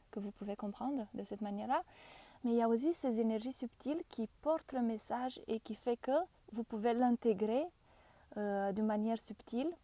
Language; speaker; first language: French; non-native, fluent; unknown